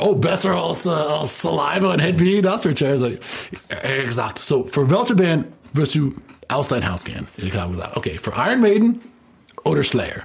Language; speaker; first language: German; non-native, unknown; English